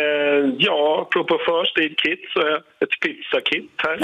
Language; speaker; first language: Swedish; native; Swedish